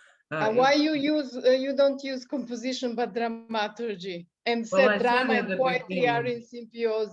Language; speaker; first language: English; non-native, fluent; Serbian